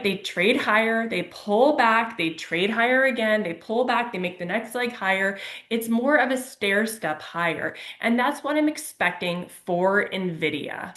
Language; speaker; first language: English; native; English